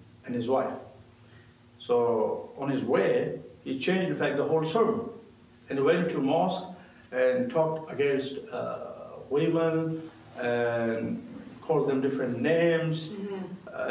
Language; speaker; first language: English; non-native, local second language; Urdu